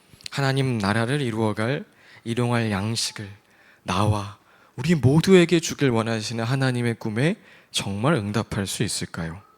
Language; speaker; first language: Korean; native; Korean